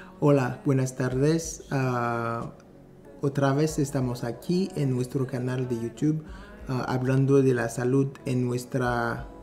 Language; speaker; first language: Spanish; non-native, fluent; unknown